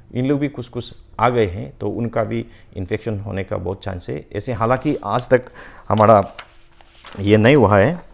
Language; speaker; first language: Hindi; non-native, local second language; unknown